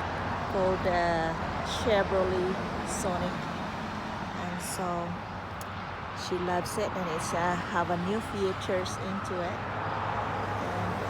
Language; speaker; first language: English; non-native, fluent; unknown